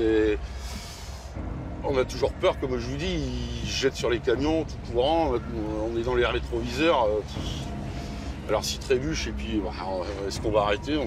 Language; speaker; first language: French; native; French